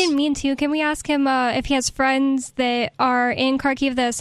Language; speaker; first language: English; native; English